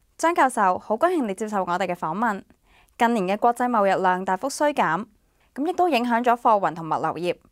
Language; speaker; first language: Cantonese; native; Cantonese